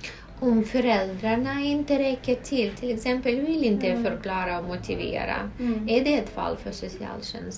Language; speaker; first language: Swedish; non-native, fluent; Russian